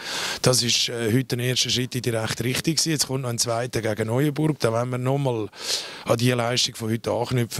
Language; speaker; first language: German; native; German